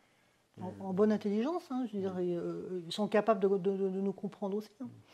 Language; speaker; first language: French; native; French